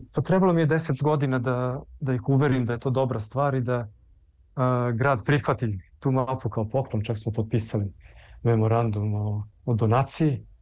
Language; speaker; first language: Serbian; early bilingual, heritage; Serbian